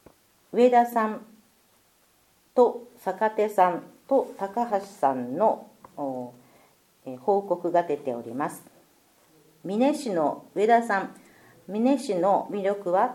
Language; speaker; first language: Japanese; native; Japanese